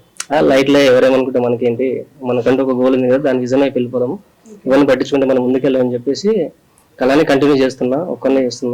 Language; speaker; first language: Telugu; native; Telugu